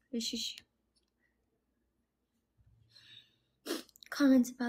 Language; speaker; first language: Amharic; non-native, learner; English